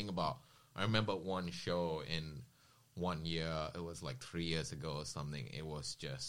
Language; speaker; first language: English; non-native, local second language; Malay